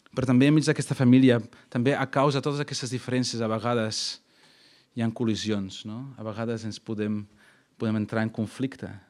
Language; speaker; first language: Catalan; non-native, fluent; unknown